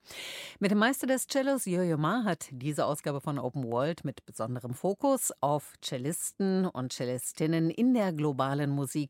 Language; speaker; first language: German; native; German